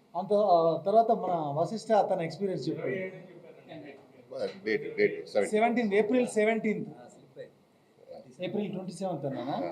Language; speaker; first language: Telugu; native; Telugu